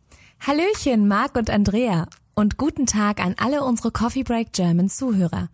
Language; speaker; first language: German; native; German